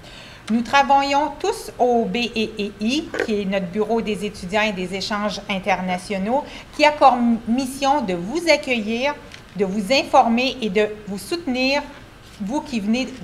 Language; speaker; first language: French; native; French